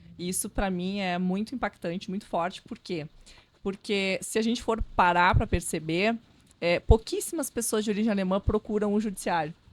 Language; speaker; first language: Portuguese; non-native, local second language; Low German